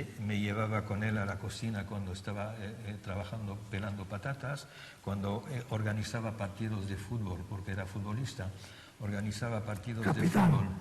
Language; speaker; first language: Spanish; non-native, fluent; German